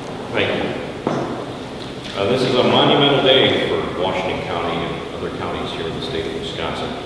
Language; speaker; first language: English; native; English